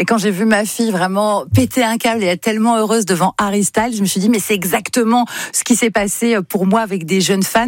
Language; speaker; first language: French; native; French